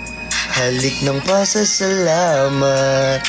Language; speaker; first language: Filipino; native; Filipino